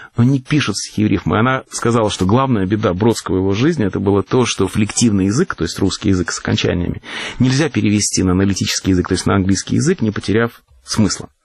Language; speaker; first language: Russian; native; Russian